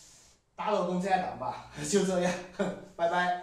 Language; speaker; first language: Chinese; native; Chinese